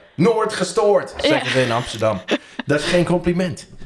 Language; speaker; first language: Dutch; non-native, fluent; English